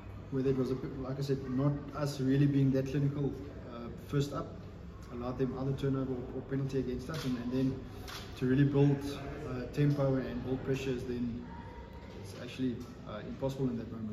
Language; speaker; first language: English; non-native, local second language; Afrikaans